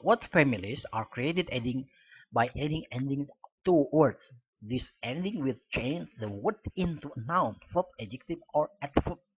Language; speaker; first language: English; non-native, fluent; Indonesian